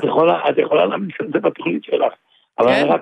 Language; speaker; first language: Hebrew; native; Hebrew